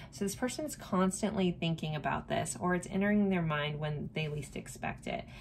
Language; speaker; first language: English; native; English